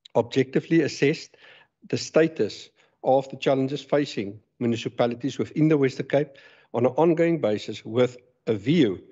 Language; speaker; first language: English; non-native, local second language; Afrikaans